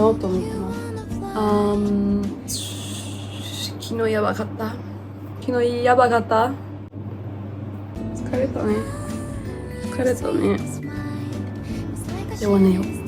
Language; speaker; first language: Japanese; non-native, learner; English